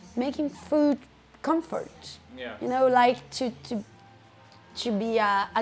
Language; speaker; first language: English; non-native, fluent; Italian